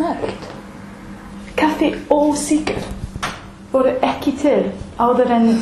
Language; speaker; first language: Icelandic; non-native, learner; English